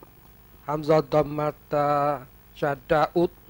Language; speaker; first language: Arabic; non-native, learner; Malay